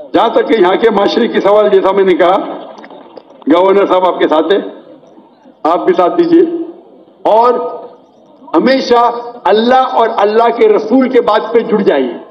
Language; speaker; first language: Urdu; non-native, local second language; Konkani